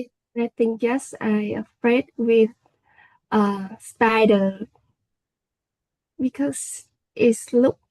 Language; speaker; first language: English; non-native, learner; Vietnamese